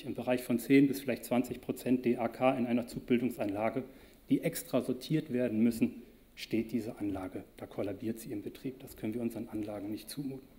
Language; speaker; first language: German; native; German